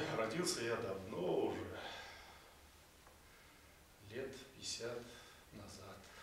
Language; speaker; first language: Russian; native; Russian